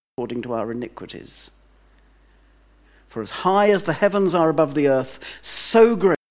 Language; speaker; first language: English; native; English